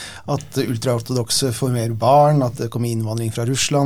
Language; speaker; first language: Norwegian; native; Norwegian